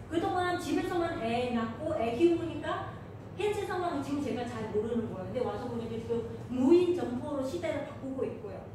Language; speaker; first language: Korean; non-native, fluent; Vietnamese